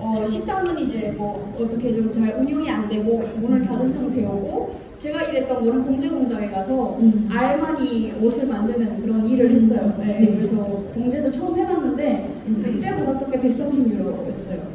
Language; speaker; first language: Korean; native; Korean